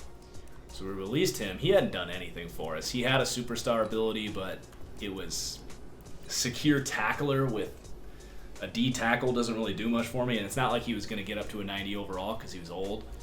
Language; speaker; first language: English; native; English